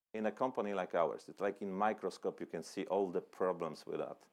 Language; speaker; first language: English; non-native, fluent; Polish